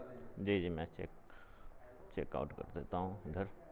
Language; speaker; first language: Hindi; native; Hindi